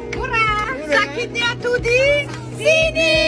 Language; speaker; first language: Indonesian; non-native, learner; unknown